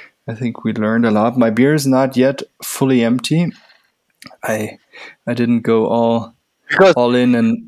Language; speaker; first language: English; non-native, fluent; German